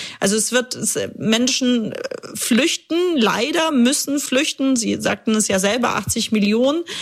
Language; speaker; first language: German; early bilingual, other home language; Russian